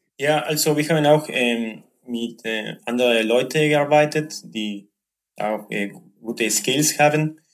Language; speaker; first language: German; non-native, learner; Spanish